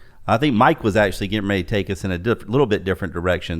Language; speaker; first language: English; native; English